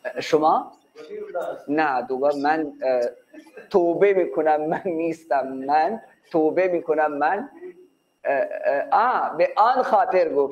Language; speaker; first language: Persian; non-native, fluent; Urdu